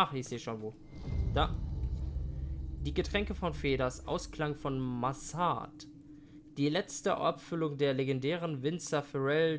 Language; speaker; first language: German; native; German